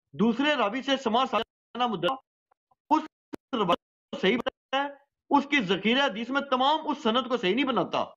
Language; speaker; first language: Urdu; native; Urdu